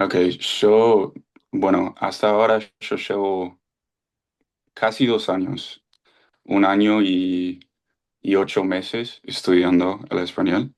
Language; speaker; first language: Spanish; non-native, fluent; English